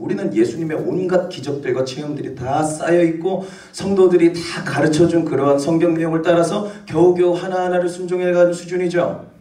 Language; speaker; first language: Korean; native; Korean